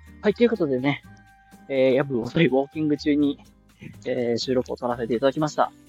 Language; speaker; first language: Japanese; native; Japanese